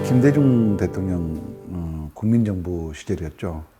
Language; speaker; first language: Korean; native; Korean